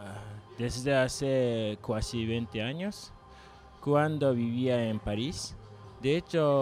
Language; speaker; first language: Spanish; non-native, learner; Japanese